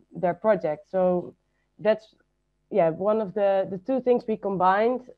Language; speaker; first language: English; non-native, fluent; Dutch